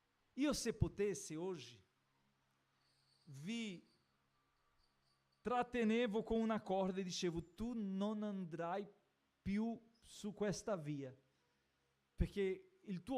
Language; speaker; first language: Italian; non-native, fluent; Portuguese